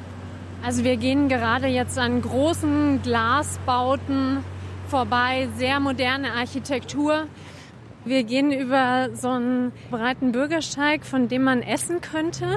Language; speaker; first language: German; native; German